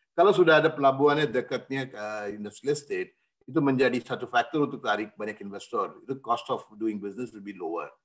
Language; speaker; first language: Indonesian; non-native, fluent; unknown